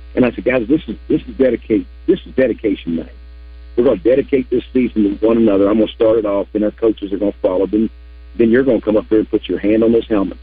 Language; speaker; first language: English; native; English